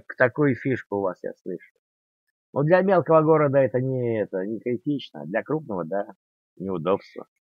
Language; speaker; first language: Russian; native; Russian